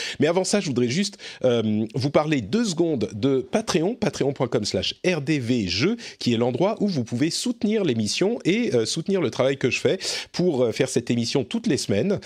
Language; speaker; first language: French; native; French